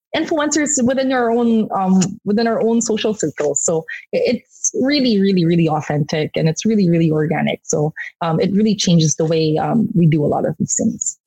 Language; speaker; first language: English; non-native, local second language; Korean